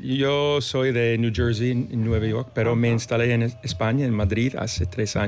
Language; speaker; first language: Spanish; non-native, learner; English